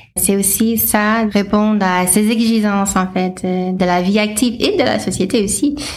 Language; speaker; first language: French; non-native, fluent; English